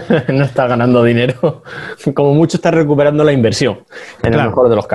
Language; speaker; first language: Spanish; native; Spanish